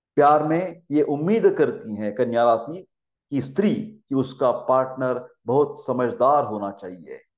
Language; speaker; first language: Hindi; non-native, local second language; Marathi